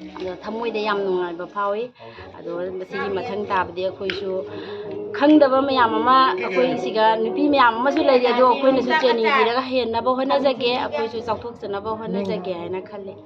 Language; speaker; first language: Manipuri; native; Manipuri